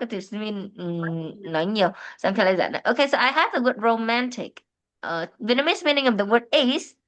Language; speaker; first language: English; non-native, fluent; Vietnamese